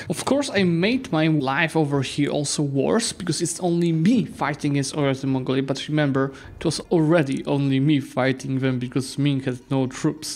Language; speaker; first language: English; non-native, fluent; Polish